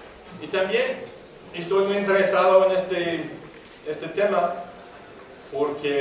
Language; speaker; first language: Spanish; non-native, fluent; English